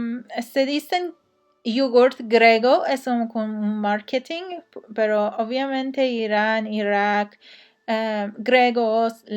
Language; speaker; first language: Spanish; non-native, learner; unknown